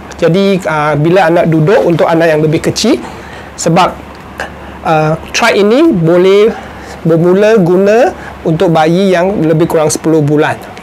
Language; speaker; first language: Malay; non-native, local second language; Chinese